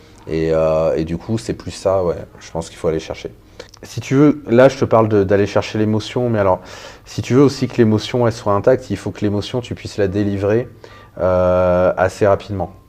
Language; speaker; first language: French; native; French